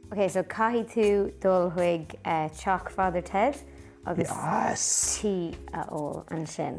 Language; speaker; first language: Irish; non-native, local second language; English